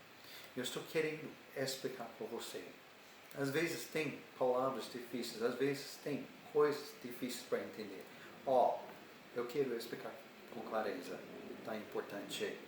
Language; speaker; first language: Portuguese; non-native, learner; English